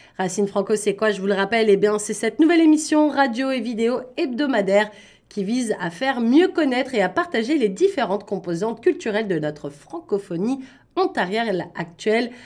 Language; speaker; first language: French; native; French